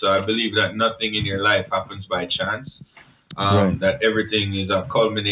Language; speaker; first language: English; non-native, local second language; Jamaican Creole English